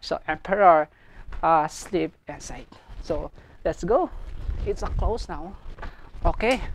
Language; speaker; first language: English; non-native, learner; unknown